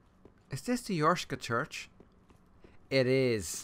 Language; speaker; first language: English; native; English